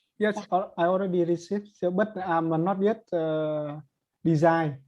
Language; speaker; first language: English; non-native, learner; Vietnamese